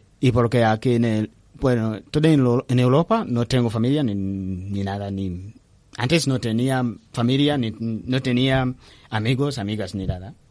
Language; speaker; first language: Spanish; non-native, learner; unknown